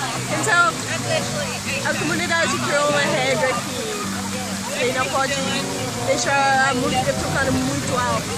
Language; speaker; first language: Portuguese; non-native, fluent; English